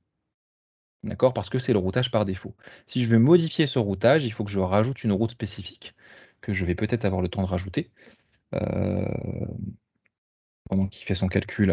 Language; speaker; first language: French; native; French